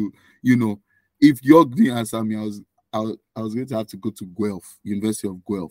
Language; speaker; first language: English; non-native, local second language; Yoruba